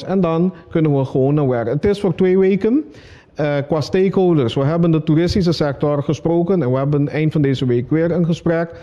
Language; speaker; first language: Dutch; non-native, local second language; Papiamento